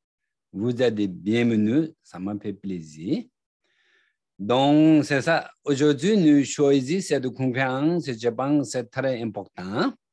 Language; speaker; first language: French; non-native, learner; Tibetan